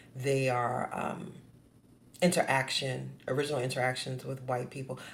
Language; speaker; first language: English; native; English